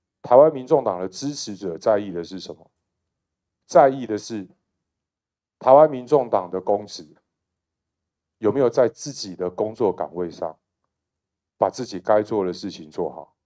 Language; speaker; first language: Chinese; native; Chinese